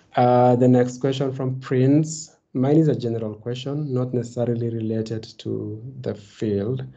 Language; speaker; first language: English; non-native, local second language; Kalenjin